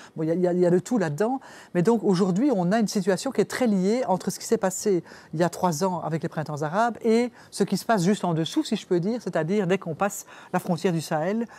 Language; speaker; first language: French; native; French